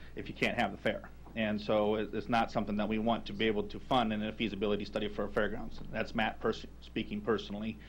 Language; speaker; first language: English; native; English